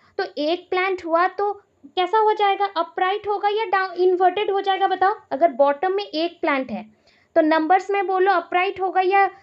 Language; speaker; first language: Hindi; non-native, local second language; Odia